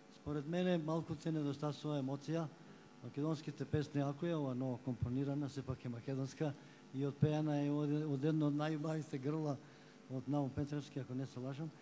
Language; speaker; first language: Macedonian; native; Macedonian